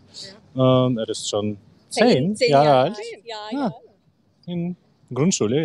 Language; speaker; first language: German; non-native, learner; Russian